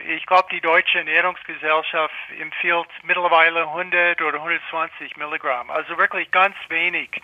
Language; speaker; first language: German; non-native, fluent; English